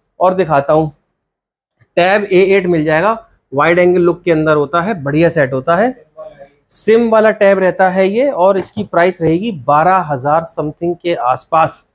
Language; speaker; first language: Hindi; native; Hindi